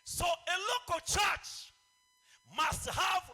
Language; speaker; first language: English; non-native, local second language; Swahili